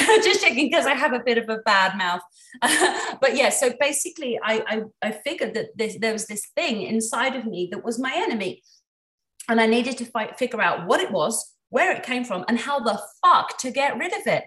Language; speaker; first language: English; native; English